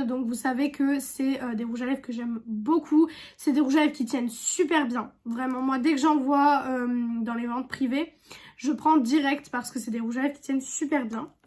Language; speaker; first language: French; native; French